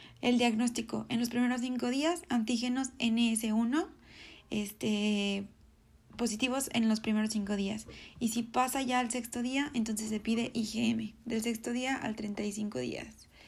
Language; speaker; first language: Spanish; native; Spanish